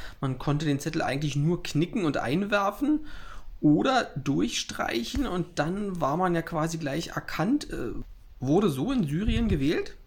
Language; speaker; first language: German; native; German